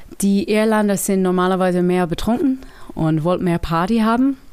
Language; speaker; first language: German; non-native, learner; English